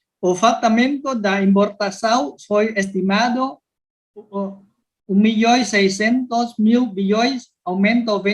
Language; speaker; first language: Portuguese; non-native, learner; Vietnamese